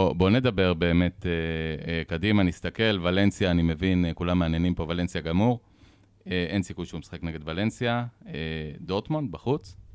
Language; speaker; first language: Hebrew; native; Hebrew